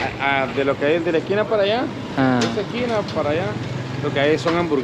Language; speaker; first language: Spanish; native; Spanish